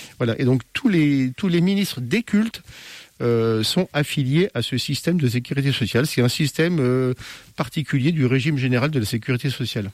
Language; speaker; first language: French; native; French